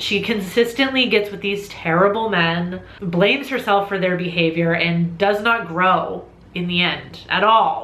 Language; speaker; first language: English; native; English